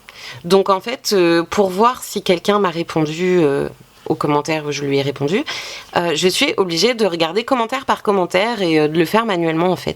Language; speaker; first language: French; native; French